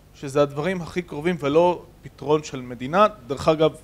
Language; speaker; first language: Hebrew; native; Hebrew